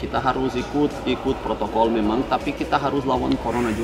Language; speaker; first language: Indonesian; non-native, fluent; Portuguese